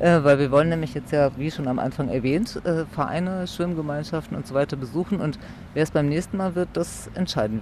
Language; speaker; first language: German; native; German